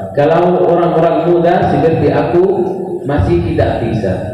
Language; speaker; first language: Indonesian; non-native, learner; Arabic